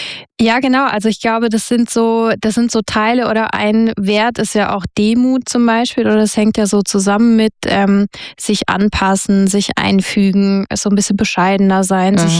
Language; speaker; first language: German; native; German